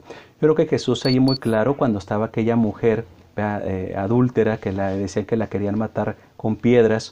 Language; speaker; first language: Spanish; native; Spanish